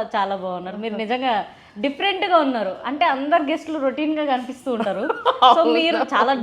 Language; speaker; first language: Telugu; native; Telugu